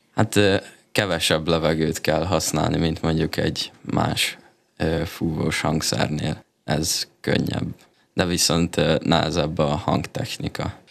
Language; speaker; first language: Hungarian; native; Hungarian